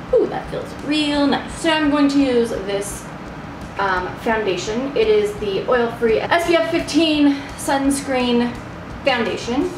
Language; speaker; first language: English; native; English